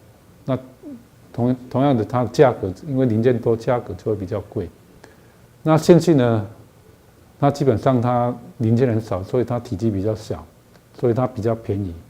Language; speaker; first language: Chinese; native; Chinese